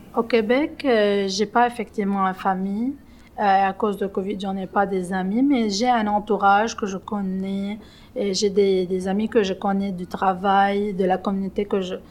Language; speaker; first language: French; non-native, local second language; Arabic